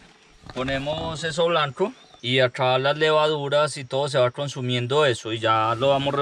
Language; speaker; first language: Spanish; native; Spanish